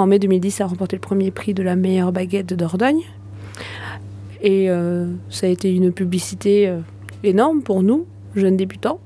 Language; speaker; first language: French; native; French